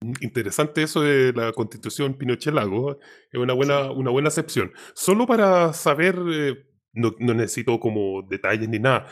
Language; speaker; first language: Spanish; native; Spanish